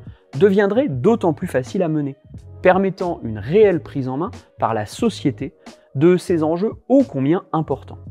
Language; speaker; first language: French; native; French